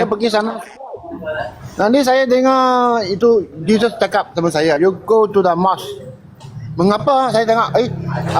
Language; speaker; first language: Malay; non-native, local second language; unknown